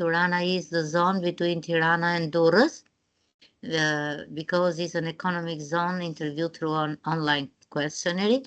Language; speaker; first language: English; non-native, fluent; Albanian